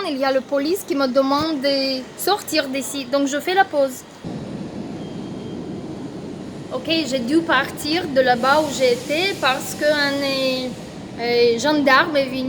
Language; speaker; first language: French; non-native, fluent; Russian